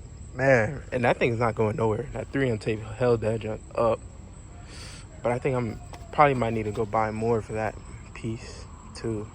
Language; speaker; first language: English; native; English